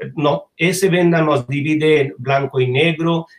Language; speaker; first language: Spanish; non-native, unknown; Bangla